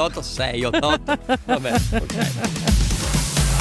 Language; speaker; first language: Italian; native; Italian